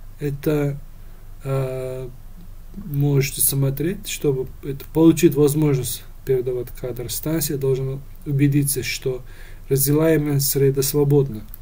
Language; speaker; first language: Russian; non-native, local second language; Uzbek